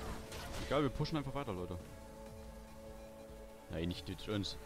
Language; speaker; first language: German; native; German